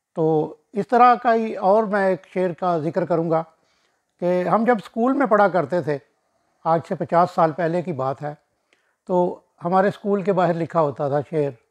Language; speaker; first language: Urdu; non-native, local second language; Punjabi